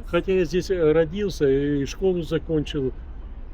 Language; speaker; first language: Russian; non-native, local second language; Chechen